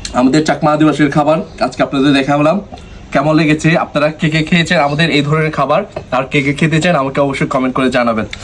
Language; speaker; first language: Bangla; non-native, local second language; Chakma